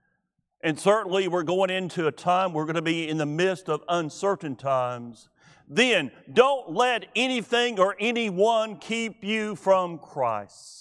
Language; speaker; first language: English; native; English